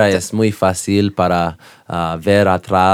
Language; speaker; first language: Spanish; non-native, learner; English